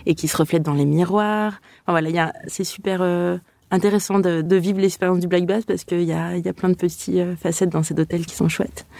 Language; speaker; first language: French; native; French